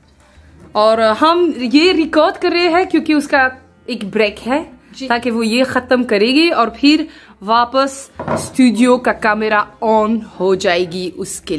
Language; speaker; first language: Hindi; non-native, fluent; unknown